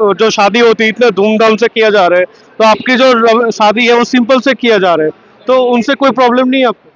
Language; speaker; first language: Hindi; non-native, local second language; Bangla